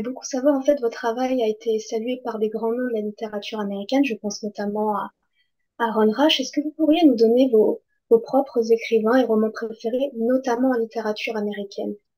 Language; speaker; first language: French; native; French